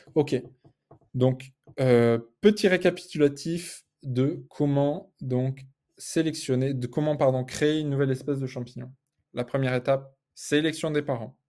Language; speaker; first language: French; native; French